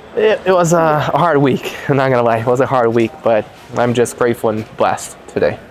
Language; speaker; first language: English; non-native, fluent; Portuguese